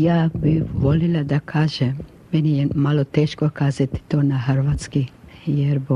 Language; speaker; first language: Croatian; non-native, local second language; Albanian